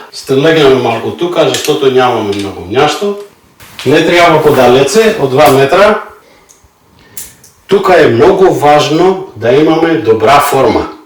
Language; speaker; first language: Bulgarian; non-native, fluent; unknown